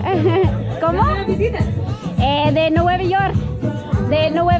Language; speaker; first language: Spanish; non-native, learner; English